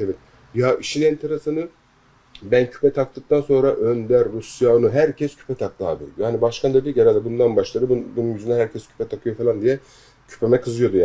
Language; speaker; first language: Turkish; native; Turkish